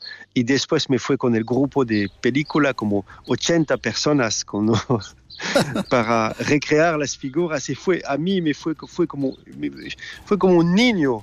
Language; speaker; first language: Spanish; non-native, fluent; French